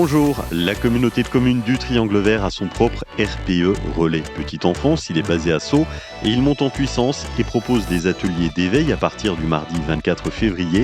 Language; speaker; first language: French; native; French